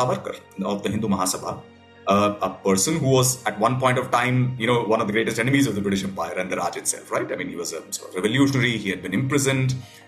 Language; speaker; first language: English; non-native, local second language; Tamil